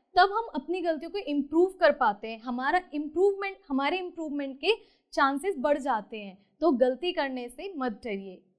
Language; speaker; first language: Hindi; native; Hindi